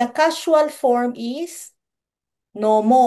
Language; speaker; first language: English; non-native, local second language; Filipino